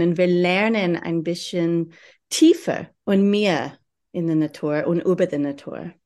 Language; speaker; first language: German; non-native, learner; English